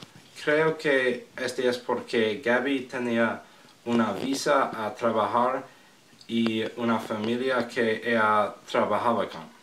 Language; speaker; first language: Spanish; non-native, learner; English